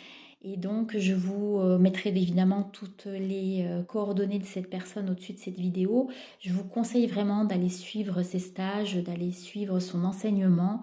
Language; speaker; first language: French; native; French